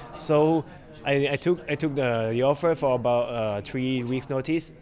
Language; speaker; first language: English; non-native, learner; Thai